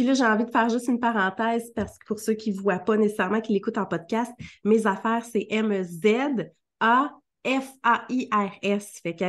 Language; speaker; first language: French; native; French